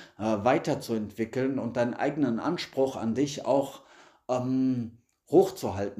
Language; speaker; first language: German; native; German